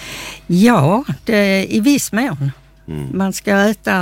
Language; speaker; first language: Swedish; native; Swedish